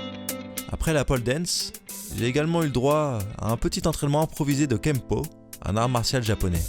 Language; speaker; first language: French; native; French